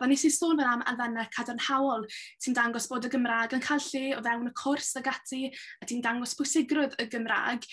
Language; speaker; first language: Welsh; native; Welsh